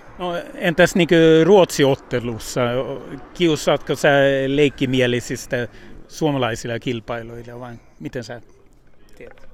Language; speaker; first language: Finnish; early bilingual, heritage; Finnish